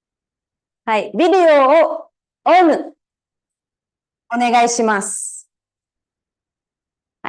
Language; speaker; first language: Japanese; non-native, fluent; Tamil